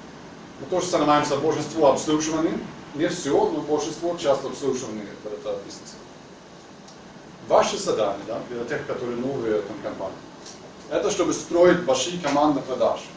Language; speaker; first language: Russian; non-native, learner; Swedish